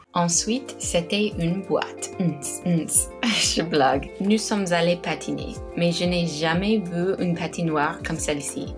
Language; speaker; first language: French; non-native, learner; English